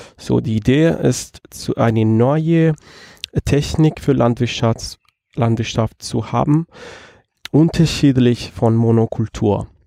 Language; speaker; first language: German; non-native, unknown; Italian